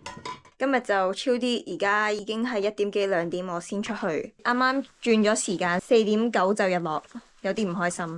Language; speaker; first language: Cantonese; native; Cantonese